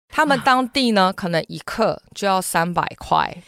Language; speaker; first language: Chinese; native; Chinese